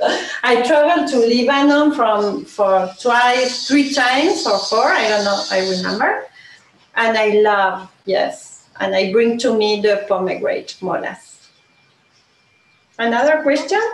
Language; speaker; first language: English; non-native, learner; Spanish